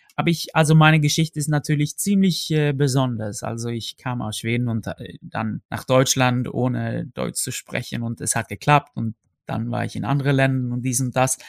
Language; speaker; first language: German; non-native, fluent; Swedish